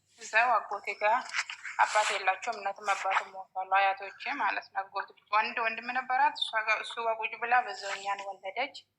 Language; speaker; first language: Amharic; non-native, local second language; Oromo